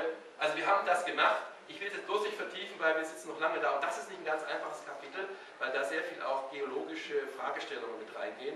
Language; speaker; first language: German; native; German